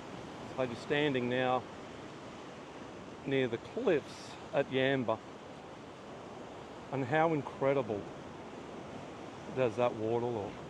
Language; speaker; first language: English; native; English